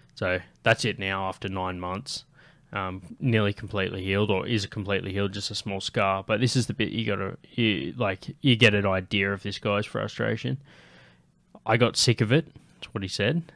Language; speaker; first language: English; native; English